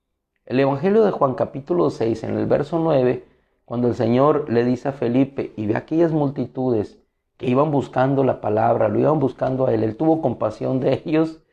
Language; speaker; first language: Spanish; native; Spanish